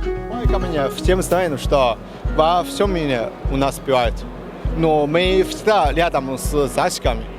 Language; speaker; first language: Russian; non-native, learner; Chinese